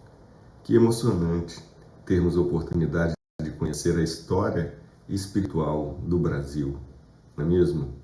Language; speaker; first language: Portuguese; native; Portuguese